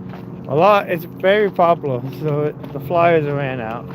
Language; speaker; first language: English; native; English